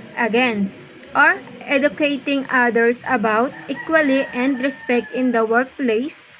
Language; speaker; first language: English; non-native, local second language; Filipino